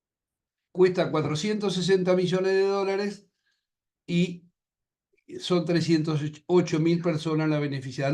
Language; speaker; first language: Spanish; native; Spanish